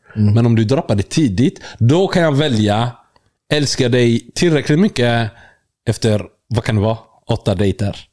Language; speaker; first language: Swedish; early bilingual, other home language; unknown